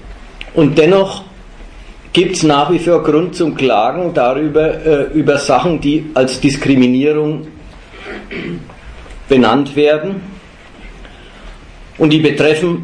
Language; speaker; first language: German; native; German